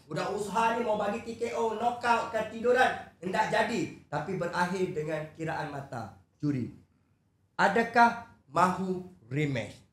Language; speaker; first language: Malay; native; Malay